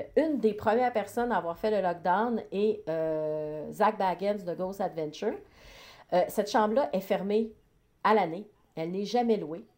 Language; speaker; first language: French; native; French